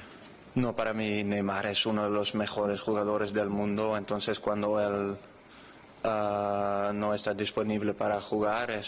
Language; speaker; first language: Spanish; non-native, fluent; Dutch